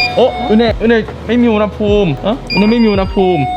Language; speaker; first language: Thai; non-native, fluent; Korean